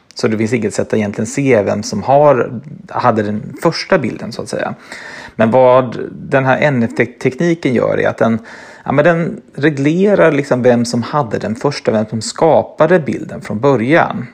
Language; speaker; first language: Swedish; native; Swedish